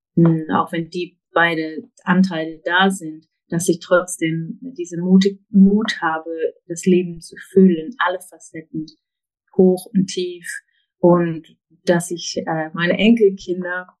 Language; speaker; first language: German; non-native, fluent; English